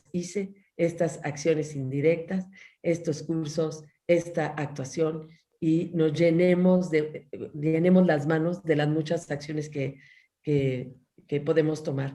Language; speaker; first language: Spanish; native; Spanish